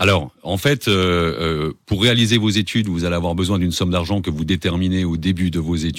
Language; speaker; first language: French; native; French